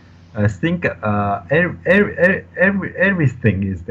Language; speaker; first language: English; non-native, learner; Chinese